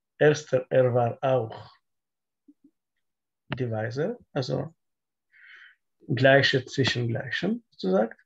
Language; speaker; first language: German; non-native, learner; Russian